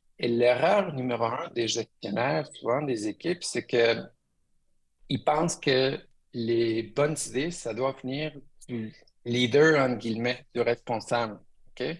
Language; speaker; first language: French; early bilingual, other home language; Spanish